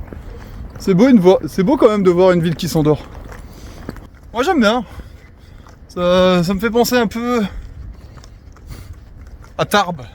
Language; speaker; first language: French; native; French